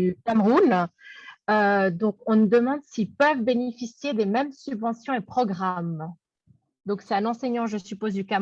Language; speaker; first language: French; native; French